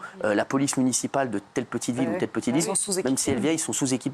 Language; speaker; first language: French; native; French